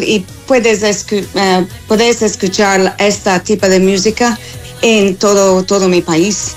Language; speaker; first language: Spanish; non-native, fluent; English